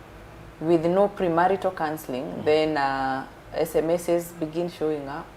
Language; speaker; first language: English; non-native, local second language; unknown